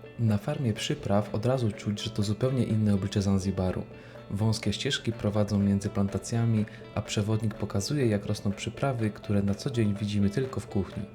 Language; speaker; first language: Polish; native; Polish